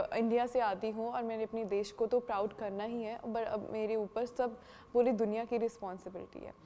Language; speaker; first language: Hindi; non-native, local second language; Punjabi